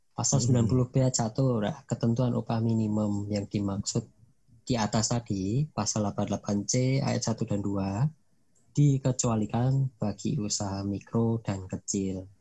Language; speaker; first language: Indonesian; non-native, local second language; Javanese